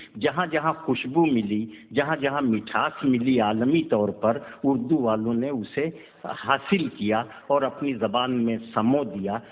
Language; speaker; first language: Urdu; native; Urdu